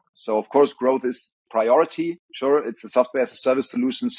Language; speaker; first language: English; non-native, fluent; German